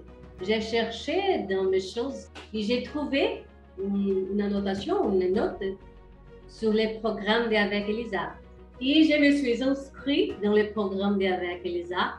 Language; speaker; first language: French; non-native, learner; Portuguese